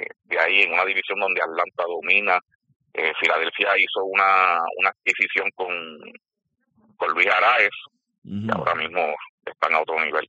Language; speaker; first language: Spanish; native; Spanish